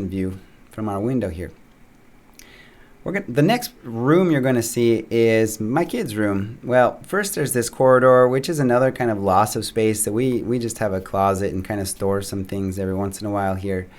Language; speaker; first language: English; native; English